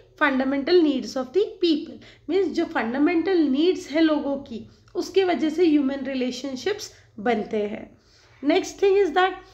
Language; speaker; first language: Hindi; non-native, local second language; Marathi